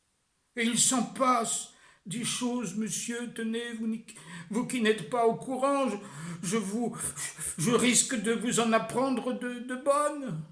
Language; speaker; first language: French; native; French